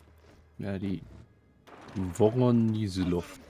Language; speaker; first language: German; native; German